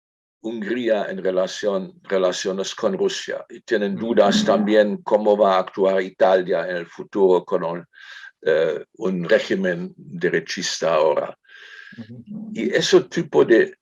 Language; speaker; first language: Spanish; non-native, fluent; German